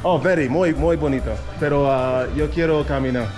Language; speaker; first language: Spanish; non-native, learner; English